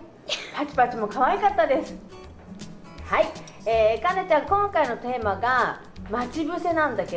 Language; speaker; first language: Japanese; native; Japanese